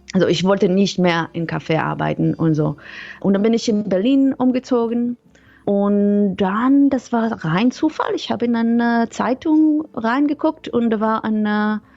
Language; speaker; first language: German; non-native, learner; Hebrew